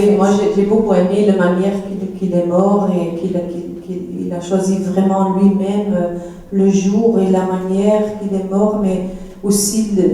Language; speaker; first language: French; non-native, local second language; Dutch